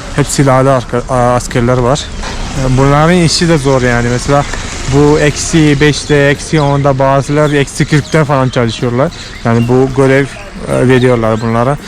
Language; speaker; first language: Turkish; non-native, fluent; Malayalam